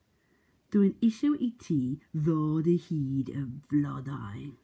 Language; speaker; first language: Welsh; non-native, learner; English